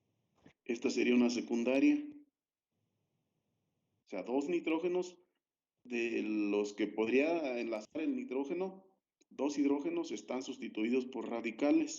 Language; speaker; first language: Spanish; native; Spanish